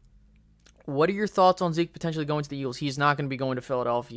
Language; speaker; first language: English; native; English